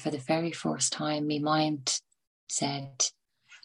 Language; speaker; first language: English; native; English